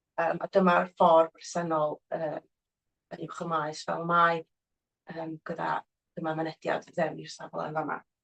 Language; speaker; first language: Welsh; native; Welsh